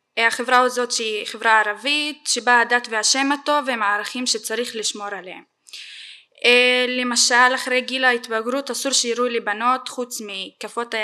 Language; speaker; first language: Hebrew; non-native, local second language; Arabic